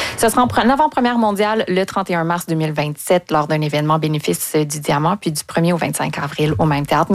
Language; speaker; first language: French; native; French